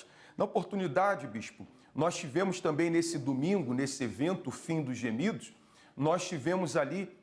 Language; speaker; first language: Portuguese; native; Portuguese